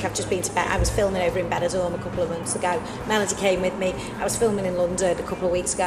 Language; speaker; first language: English; native; English